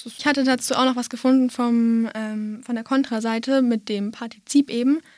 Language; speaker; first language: German; native; German